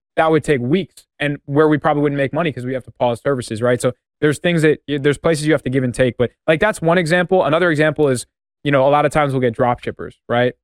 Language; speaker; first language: English; native; English